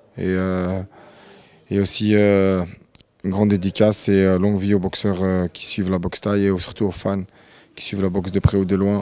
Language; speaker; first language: French; early bilingual, other home language; Arabic